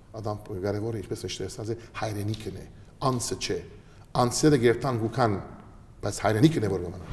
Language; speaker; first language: Armenian; early bilingual, heritage; Armenian